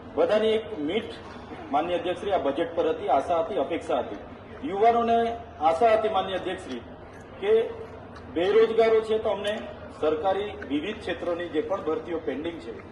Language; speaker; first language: Gujarati; non-native, local second language; Vasavi